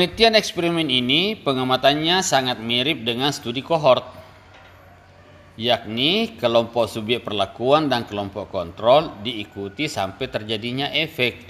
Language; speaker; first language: Indonesian; native; Indonesian